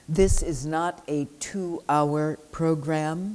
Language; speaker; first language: English; native; English